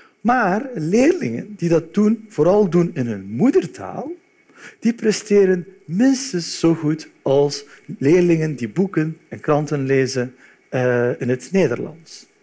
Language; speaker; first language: Dutch; early bilingual, other home language; Turkish